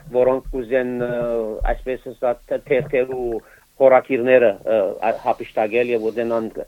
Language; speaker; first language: Armenian; early bilingual, heritage; Armenian